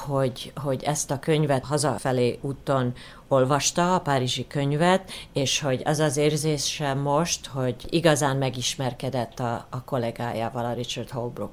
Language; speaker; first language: Hungarian; early bilingual, heritage; Hungarian